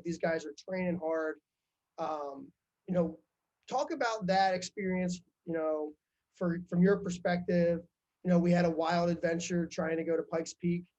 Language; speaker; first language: English; native; English